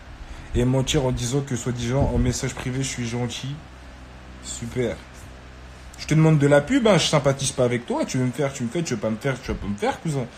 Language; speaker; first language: French; native; French